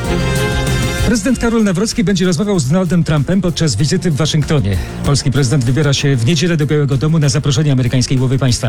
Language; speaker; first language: Polish; native; Polish